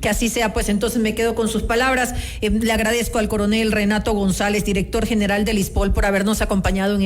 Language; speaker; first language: Spanish; native; Spanish